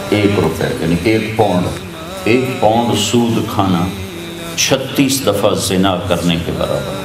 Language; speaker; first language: Urdu; non-native, local second language; Punjabi